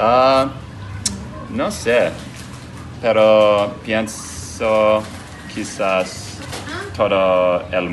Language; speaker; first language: Spanish; non-native, learner; English